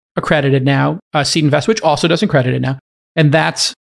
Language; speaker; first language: English; native; English